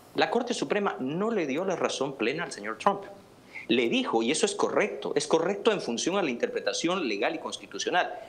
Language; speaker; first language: Spanish; native; Spanish